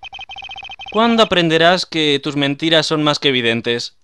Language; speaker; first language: Spanish; native; Spanish